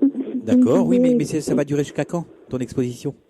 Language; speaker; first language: French; native; French